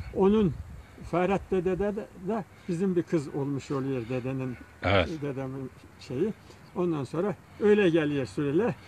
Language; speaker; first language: Turkish; early bilingual, other home language; Kazakh